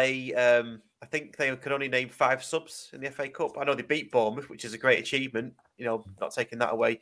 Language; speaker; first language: English; native; English